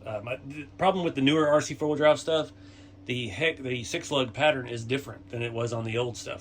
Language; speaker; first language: English; native; English